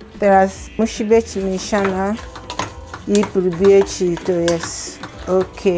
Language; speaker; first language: Polish; non-native, learner; Igbo